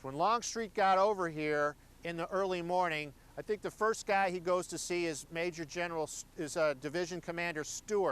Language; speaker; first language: English; native; English